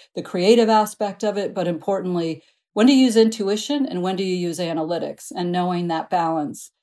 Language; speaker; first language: English; native; English